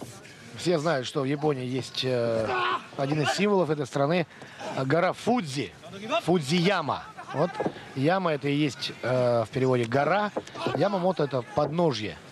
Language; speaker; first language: Russian; native; Russian